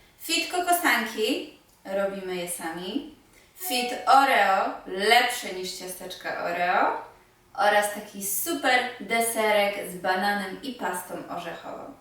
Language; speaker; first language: Polish; native; Polish